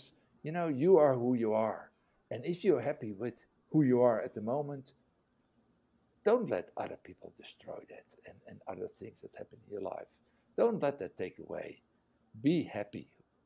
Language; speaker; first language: English; non-native, fluent; Dutch